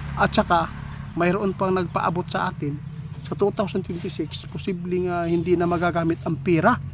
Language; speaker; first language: Filipino; non-native, local second language; Cebuano